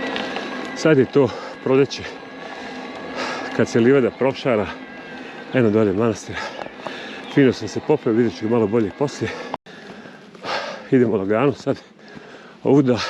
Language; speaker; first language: Croatian; native; Croatian